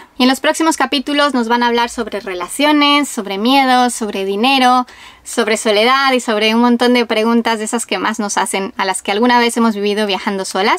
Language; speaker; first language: Spanish; native; Spanish